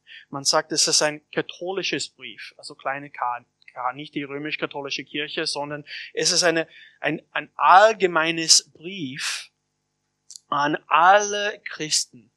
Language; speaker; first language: German; non-native, fluent; English